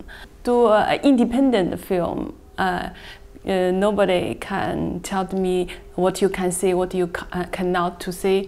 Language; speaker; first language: English; non-native, learner; Chinese